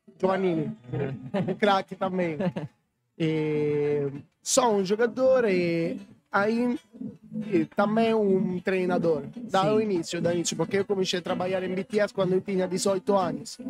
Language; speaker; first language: Portuguese; non-native, learner; Italian